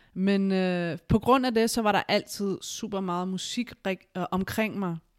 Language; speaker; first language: Danish; early bilingual, other home language; Spanish